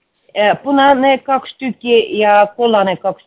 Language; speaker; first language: Estonian; non-native, learner; Russian